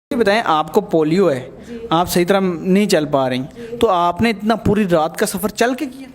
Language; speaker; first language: Urdu; native; Urdu